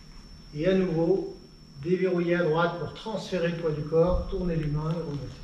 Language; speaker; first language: French; native; French